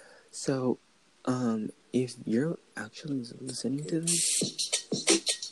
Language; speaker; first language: English; early bilingual, other home language; Spanish